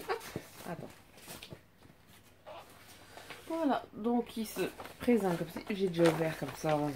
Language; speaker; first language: French; native; French